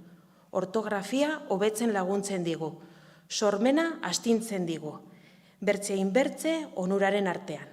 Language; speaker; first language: Basque; native; Basque